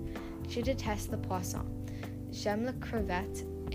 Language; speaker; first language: French; non-native, learner; English